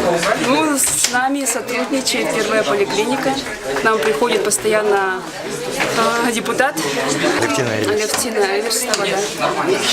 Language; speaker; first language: Russian; native; Russian